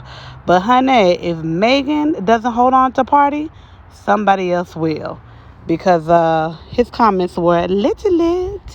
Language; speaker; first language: English; native; English